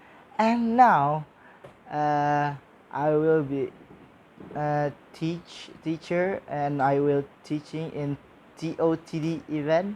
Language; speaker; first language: English; non-native, learner; Indonesian